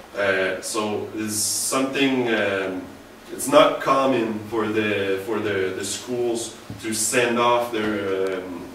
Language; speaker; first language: English; native; English